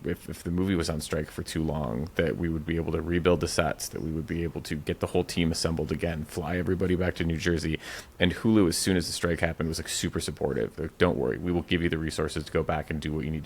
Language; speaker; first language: English; native; English